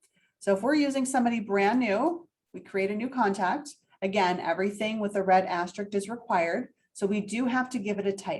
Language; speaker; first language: English; native; English